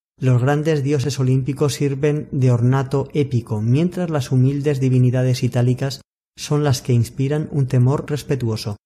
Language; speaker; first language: Spanish; native; Spanish